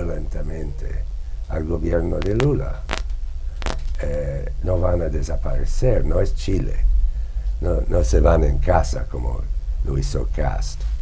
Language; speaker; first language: Spanish; non-native, fluent; English